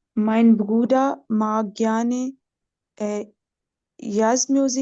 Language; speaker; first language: German; non-native, learner; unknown